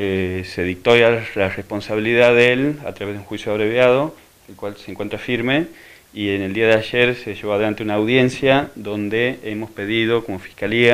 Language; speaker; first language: Spanish; native; Spanish